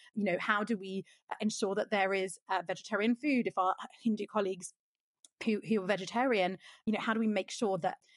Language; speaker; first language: English; native; English